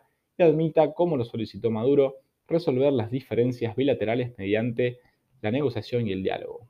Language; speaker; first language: Spanish; native; Spanish